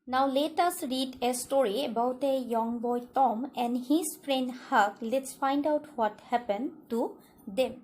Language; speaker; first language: English; non-native, local second language; Assamese